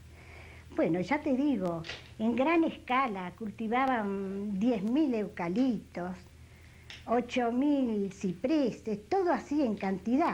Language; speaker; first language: Spanish; native; Spanish